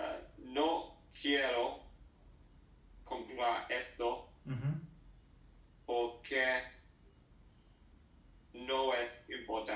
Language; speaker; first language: Spanish; non-native, learner; English